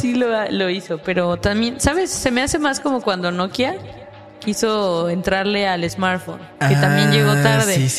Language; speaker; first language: Spanish; native; Spanish